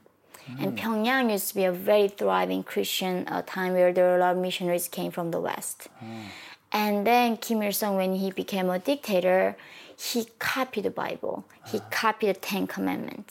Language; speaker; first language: English; non-native, fluent; Korean